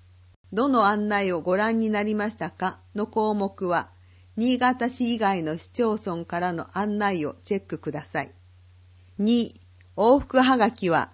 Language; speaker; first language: Japanese; native; Japanese